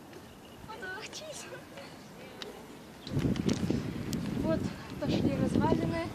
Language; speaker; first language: Russian; native; Russian